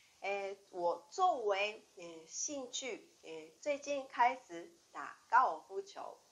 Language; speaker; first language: Chinese; non-native, fluent; Japanese